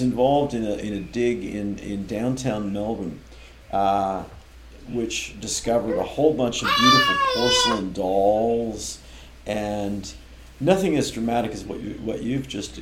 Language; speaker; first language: English; native; English